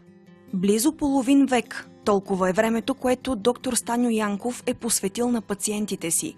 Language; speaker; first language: Bulgarian; native; Bulgarian